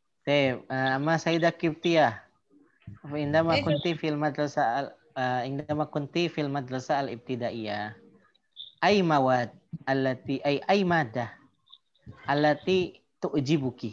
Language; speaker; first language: Arabic; non-native, fluent; Indonesian